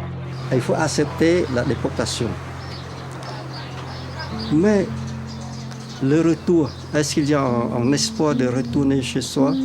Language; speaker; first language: French; non-native, fluent; Khmer